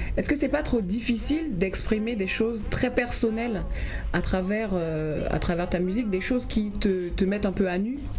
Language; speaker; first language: French; native; French